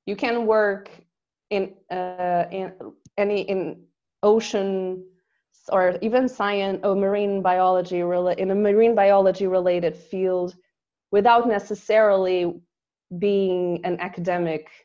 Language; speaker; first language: English; non-native, fluent; Portuguese